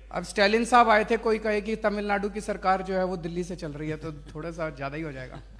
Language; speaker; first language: Hindi; native; Hindi